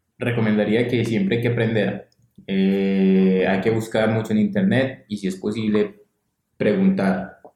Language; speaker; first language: Spanish; native; Spanish